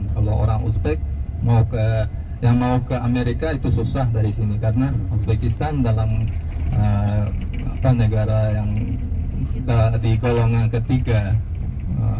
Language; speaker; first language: Indonesian; non-native, fluent; Uzbek